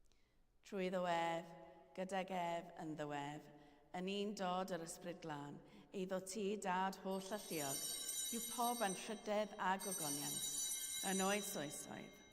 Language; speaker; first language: Welsh; native; Welsh